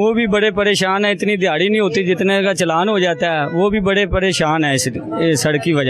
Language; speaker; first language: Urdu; non-native, local second language; Punjabi